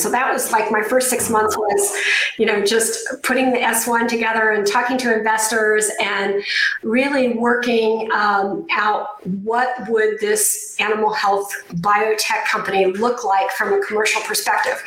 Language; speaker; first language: English; native; English